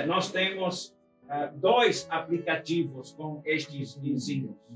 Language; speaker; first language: Portuguese; non-native, fluent; English